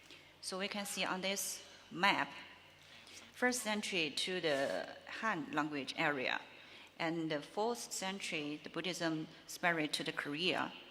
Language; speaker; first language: English; non-native, learner; Chinese